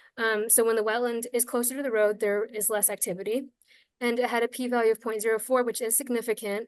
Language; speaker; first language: English; native; English